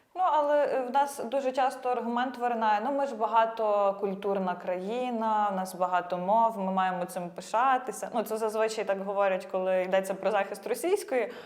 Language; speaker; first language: Ukrainian; native; Ukrainian